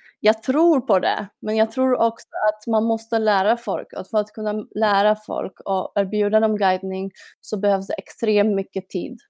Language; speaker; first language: Swedish; non-native, fluent; Polish